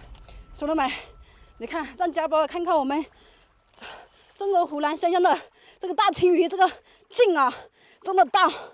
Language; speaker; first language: Chinese; native; Chinese